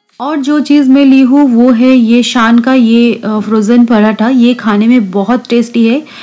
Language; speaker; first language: Hindi; non-native, local second language; Bangla